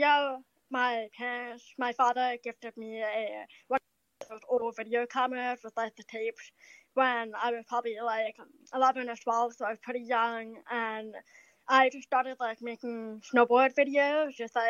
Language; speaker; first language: English; native; English